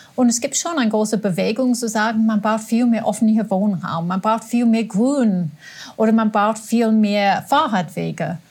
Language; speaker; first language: German; non-native, fluent; English